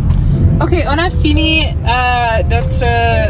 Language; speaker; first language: French; non-native, local second language; English